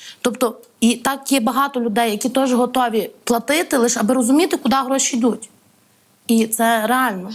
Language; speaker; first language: Ukrainian; native; Ukrainian